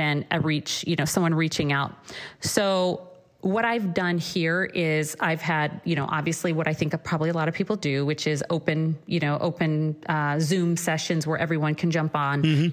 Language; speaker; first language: English; native; English